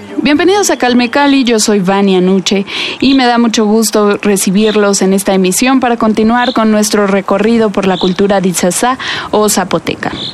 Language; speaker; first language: Spanish; native; Spanish